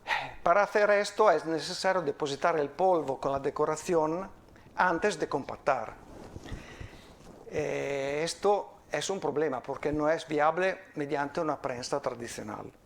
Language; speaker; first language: Spanish; non-native, fluent; Italian